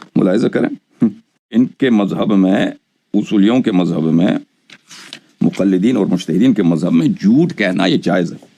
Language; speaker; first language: Urdu; non-native, fluent; Persian